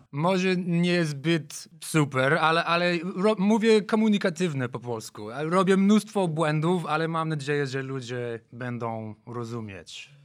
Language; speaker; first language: Polish; non-native, learner; English